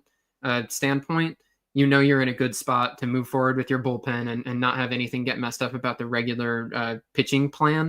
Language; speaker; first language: English; native; English